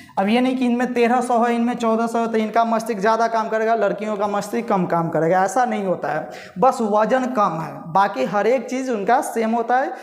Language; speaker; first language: Hindi; native; Hindi